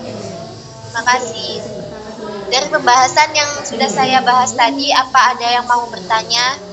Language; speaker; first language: Indonesian; native; Indonesian